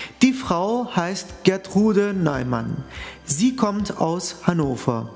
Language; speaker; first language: German; non-native, fluent; Turkish